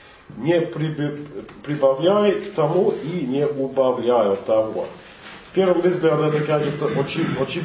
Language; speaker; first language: Russian; non-native, fluent; English